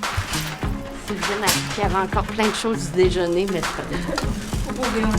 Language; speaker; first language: French; native; French